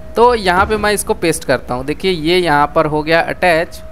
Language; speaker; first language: Hindi; native; Hindi